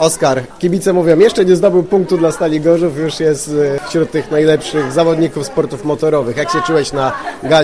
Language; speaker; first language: Polish; native; Polish